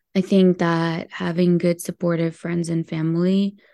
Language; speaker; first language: English; early bilingual, other home language; Hebrew